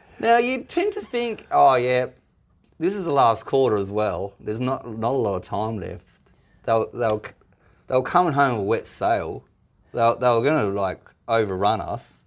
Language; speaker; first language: English; native; English